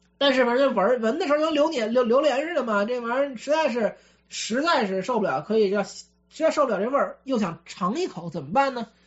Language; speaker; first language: Chinese; native; Chinese